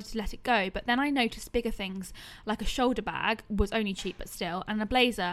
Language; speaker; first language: English; native; English